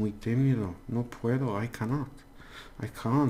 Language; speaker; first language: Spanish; non-native, learner; English